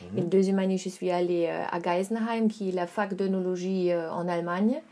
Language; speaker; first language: French; non-native, fluent; German